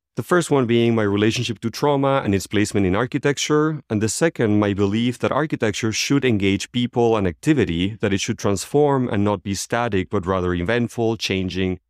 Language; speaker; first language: English; non-native, fluent; Spanish